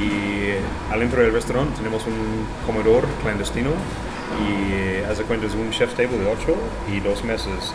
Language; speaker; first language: Spanish; non-native, fluent; English